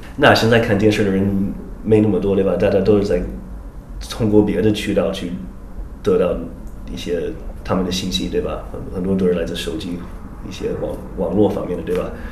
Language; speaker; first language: Chinese; non-native, fluent; English